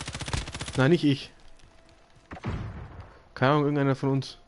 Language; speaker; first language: German; native; German